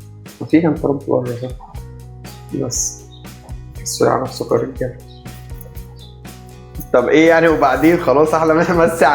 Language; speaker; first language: Arabic; native; Arabic